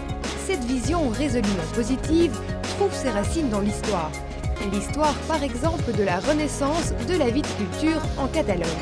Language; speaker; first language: French; native; French